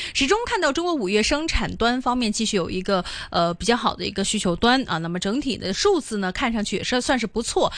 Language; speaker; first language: Chinese; non-native, local second language; Cantonese